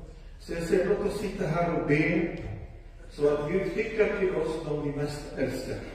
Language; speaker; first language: Swedish; non-native, fluent; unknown